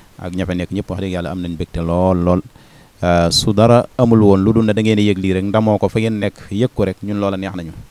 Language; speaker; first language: Wolof; native; Wolof